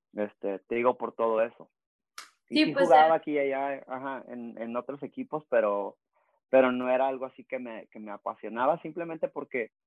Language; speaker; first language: Spanish; native; Spanish